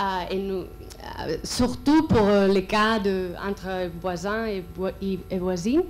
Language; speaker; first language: French; non-native, fluent; Spanish